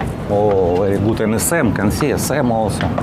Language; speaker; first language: English; non-native, learner; Russian